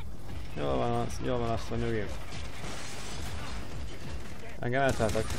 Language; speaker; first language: Hungarian; native; Hungarian